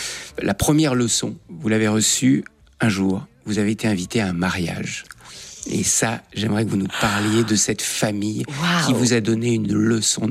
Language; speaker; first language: French; native; French